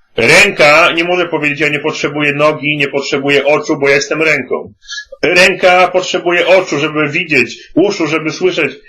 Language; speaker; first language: Polish; native; Polish